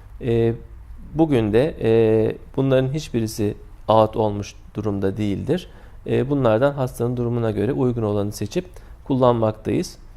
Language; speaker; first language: Turkish; native; Turkish